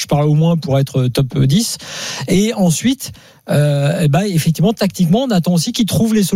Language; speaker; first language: French; native; French